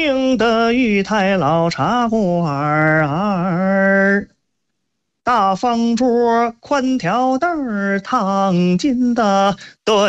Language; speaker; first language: Chinese; native; Chinese